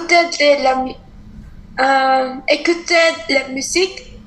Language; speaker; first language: French; non-native, learner; Spanish